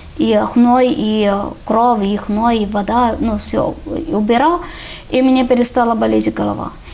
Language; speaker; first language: Ukrainian; non-native, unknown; Malayalam